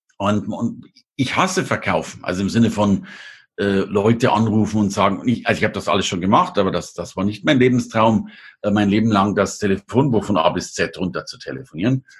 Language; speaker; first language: German; native; German